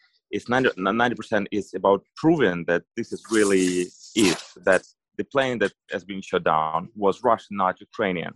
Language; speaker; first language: English; non-native, fluent; Ukrainian